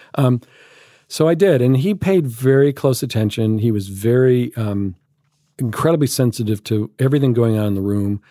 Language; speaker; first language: English; native; English